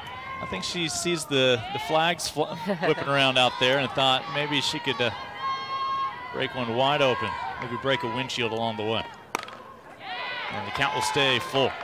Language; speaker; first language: English; native; English